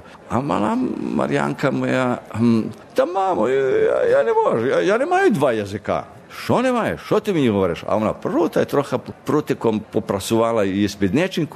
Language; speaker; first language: Ukrainian; early bilingual, heritage; Ukrainian